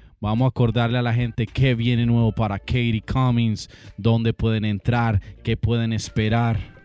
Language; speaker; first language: Spanish; native; Spanish